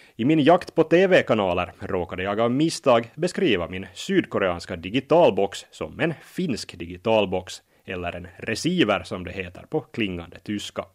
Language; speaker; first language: Swedish; native; Swedish